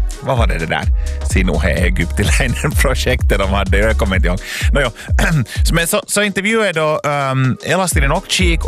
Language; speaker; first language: Swedish; native; Swedish